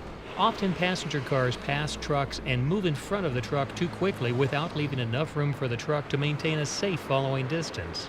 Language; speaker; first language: English; native; English